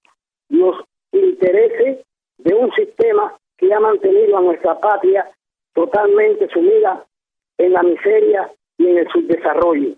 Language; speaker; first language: Spanish; native; Spanish